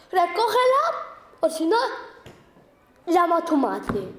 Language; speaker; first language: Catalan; non-native, local second language; Spanish